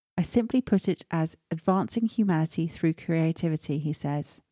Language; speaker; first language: English; native; English